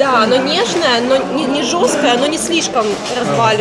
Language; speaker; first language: Russian; native; Russian